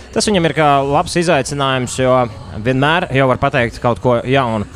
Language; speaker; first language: Latvian; native; Latvian